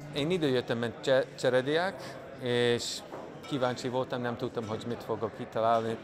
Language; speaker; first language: Hungarian; non-native, fluent; English